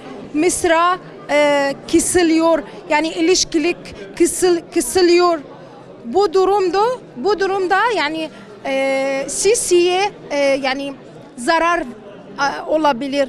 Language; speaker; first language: Turkish; non-native, learner; Arabic